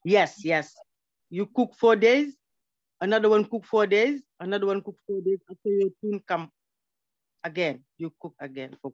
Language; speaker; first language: English; non-native, learner; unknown